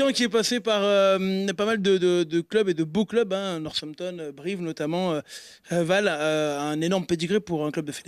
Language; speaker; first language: French; native; French